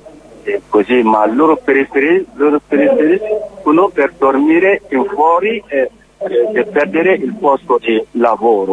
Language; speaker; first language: Italian; non-native, learner; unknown